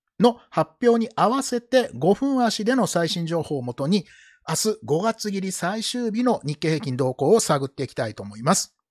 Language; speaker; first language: Japanese; native; Japanese